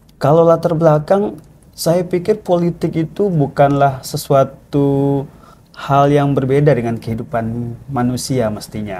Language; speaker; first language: Indonesian; non-native, local second language; Minangkabau